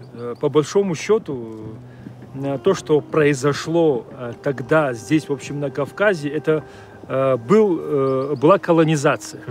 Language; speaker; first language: Russian; native; Russian